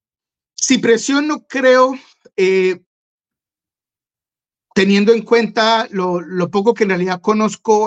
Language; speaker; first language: Spanish; native; Spanish